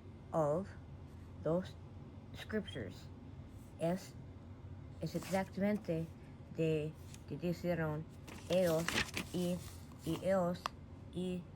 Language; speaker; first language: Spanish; non-native, learner; English